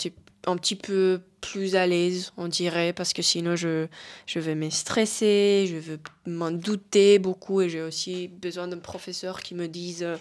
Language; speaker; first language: French; non-native, fluent; Spanish